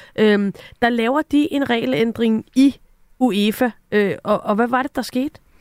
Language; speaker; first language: Danish; native; Danish